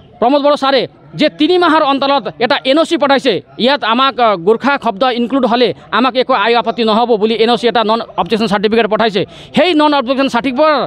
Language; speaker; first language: Assamese; non-native, local second language; Nepali